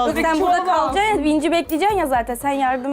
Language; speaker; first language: Turkish; native; Turkish